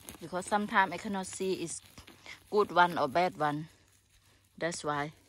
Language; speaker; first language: English; non-native, learner; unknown